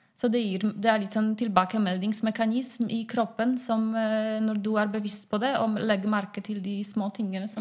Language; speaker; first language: Norwegian; non-native, fluent; Polish